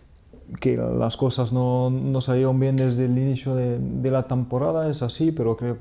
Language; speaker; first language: Spanish; non-native, fluent; French